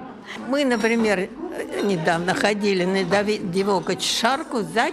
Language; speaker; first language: Czech; non-native, learner; Russian